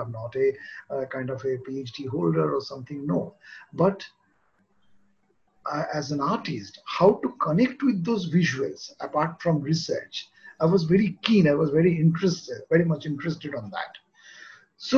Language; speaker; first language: English; non-native, local second language; Bangla